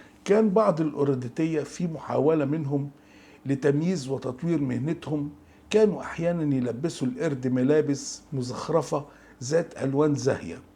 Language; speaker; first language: Arabic; native; Arabic